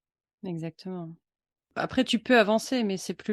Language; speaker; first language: French; native; French